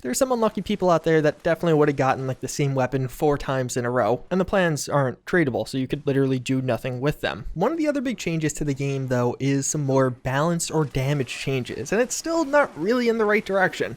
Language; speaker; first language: English; native; English